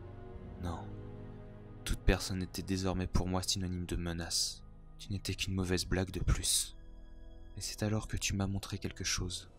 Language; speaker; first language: French; native; French